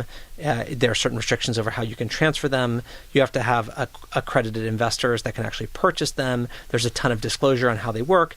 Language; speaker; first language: English; native; English